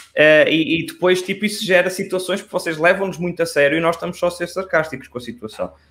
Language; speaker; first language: Portuguese; native; Portuguese